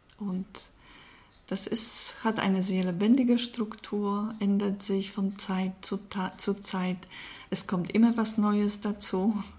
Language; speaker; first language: German; non-native, fluent; Polish